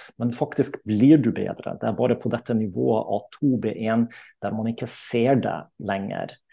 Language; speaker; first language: Norwegian; non-native, fluent; German